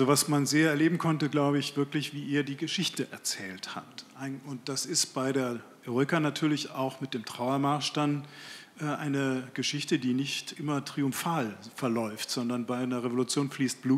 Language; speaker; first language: German; native; German